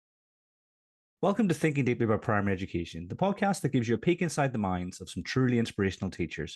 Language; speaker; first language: English; native; English